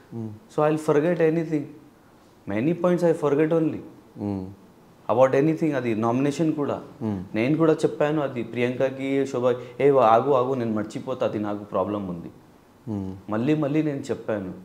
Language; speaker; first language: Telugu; non-native, learner; Hindi